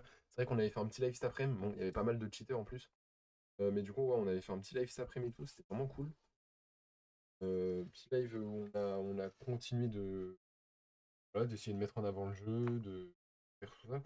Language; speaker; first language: French; native; French